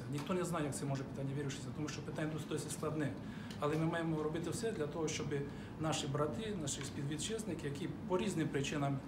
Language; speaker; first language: Ukrainian; native; Ukrainian